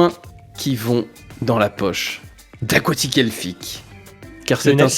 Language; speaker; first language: French; native; French